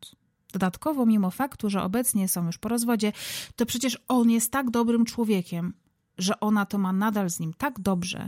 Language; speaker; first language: Polish; native; Polish